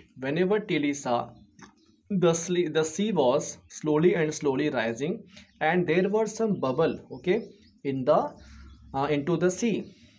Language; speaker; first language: English; non-native, local second language; Hindi